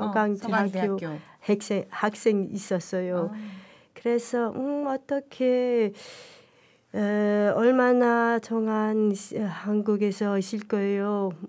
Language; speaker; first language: Korean; early bilingual, heritage; Danish